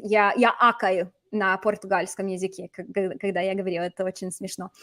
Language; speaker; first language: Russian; non-native, fluent; English